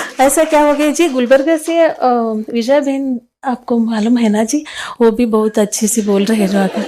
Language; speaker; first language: Hindi; non-native, local second language; Kannada